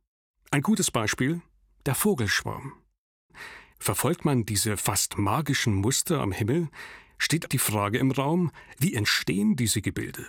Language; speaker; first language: German; native; German